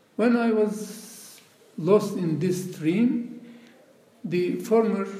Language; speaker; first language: English; non-native, fluent; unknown